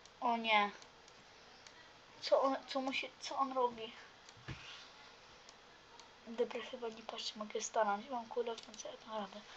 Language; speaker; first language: Polish; native; Polish